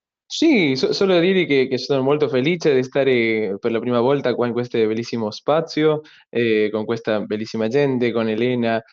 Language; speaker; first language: Italian; non-native, learner; Spanish